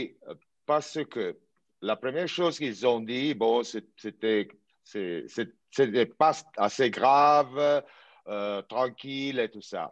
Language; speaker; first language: French; non-native, fluent; Italian